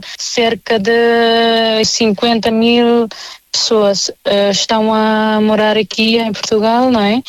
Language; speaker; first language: Portuguese; non-native, fluent; Nepali